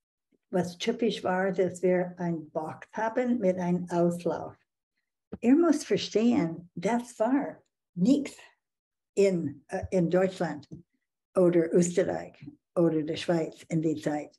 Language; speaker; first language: German; non-native, fluent; English